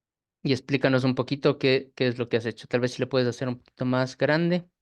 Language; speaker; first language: Spanish; native; Spanish